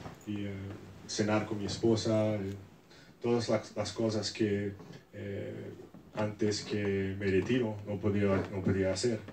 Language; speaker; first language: Spanish; non-native, learner; English